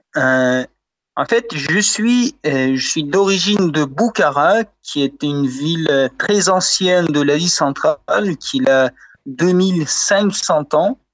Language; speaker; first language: French; non-native, fluent; Uzbek